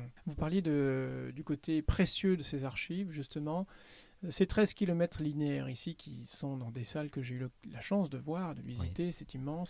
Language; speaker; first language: French; native; French